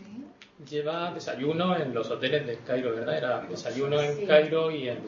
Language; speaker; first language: Spanish; native; Spanish